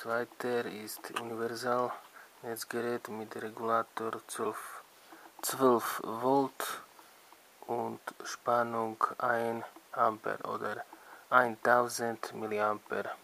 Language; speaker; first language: German; non-native, learner; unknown